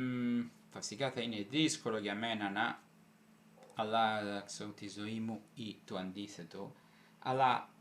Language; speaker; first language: Greek; non-native, fluent; Italian